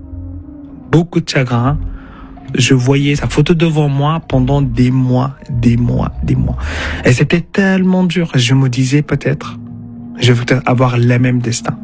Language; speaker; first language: French; non-native, fluent; Arabic